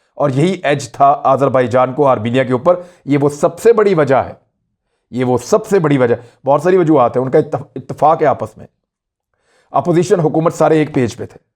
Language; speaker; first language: Urdu; non-native, local second language; Punjabi